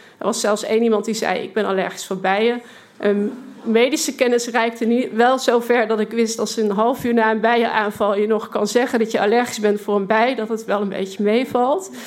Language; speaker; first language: Dutch; native; Dutch